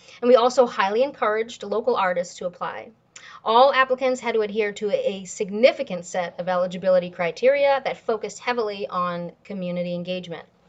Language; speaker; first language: English; native; English